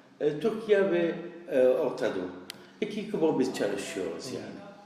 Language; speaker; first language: Turkish; non-native, learner; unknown